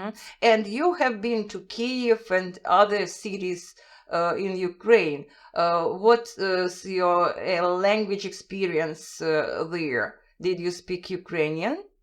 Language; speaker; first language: English; non-native, fluent; Russian